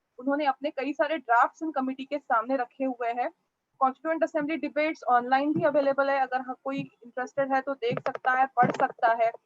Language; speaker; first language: Hindi; non-native, local second language; Marathi